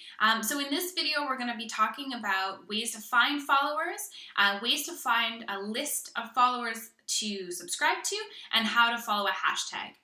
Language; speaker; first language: English; native; English